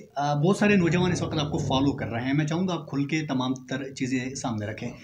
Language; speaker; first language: Urdu; non-native, local second language; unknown